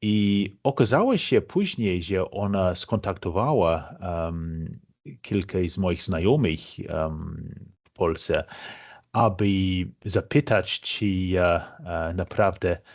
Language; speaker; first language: Polish; non-native, fluent; English